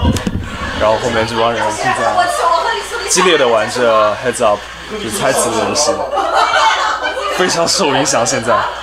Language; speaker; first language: Chinese; native; Chinese